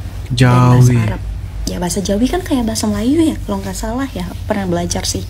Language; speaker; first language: Indonesian; non-native, fluent; Western Cham